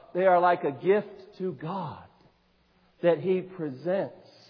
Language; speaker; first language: English; native; English